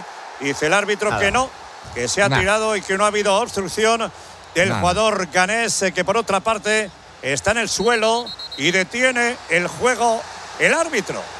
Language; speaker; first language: Spanish; native; Spanish